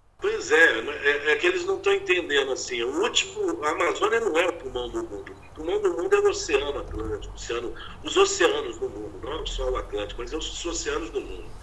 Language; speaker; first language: Portuguese; native; Portuguese